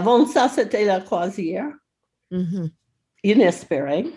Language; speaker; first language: French; non-native, fluent; English